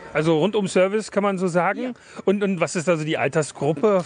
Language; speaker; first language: German; native; German